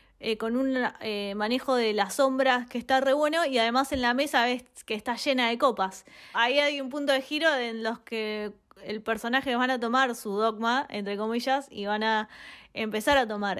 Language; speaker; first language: Spanish; native; Spanish